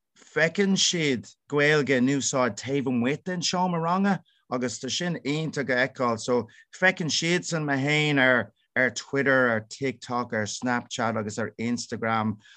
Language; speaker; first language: Irish; non-native, local second language; English